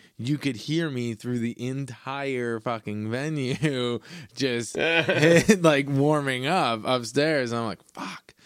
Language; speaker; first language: English; native; English